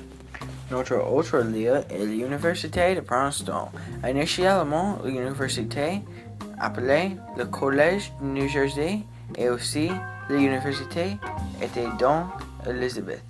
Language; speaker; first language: French; non-native, learner; English